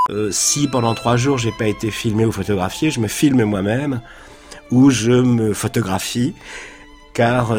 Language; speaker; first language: French; native; French